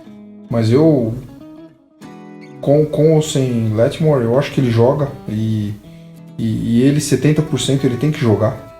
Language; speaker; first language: Portuguese; native; Portuguese